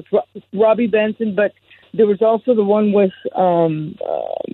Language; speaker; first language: English; non-native, fluent; Spanish